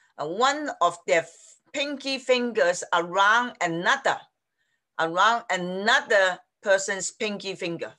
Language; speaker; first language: English; non-native, fluent; Chinese